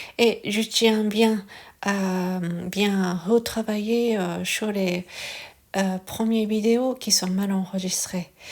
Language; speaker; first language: French; non-native, fluent; Japanese